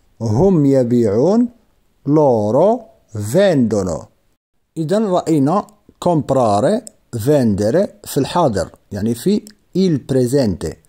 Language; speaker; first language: Italian; non-native, fluent; Arabic